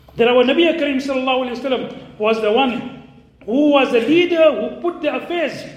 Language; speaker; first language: English; native; English